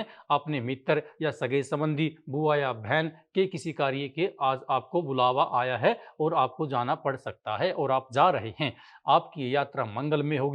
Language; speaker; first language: Hindi; native; Hindi